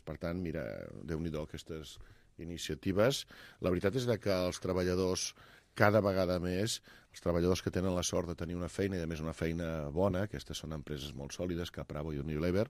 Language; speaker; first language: Catalan; native; Catalan